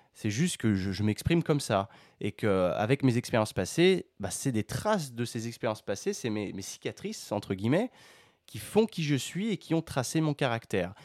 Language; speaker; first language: French; native; French